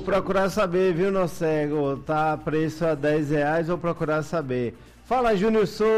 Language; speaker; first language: Portuguese; native; Portuguese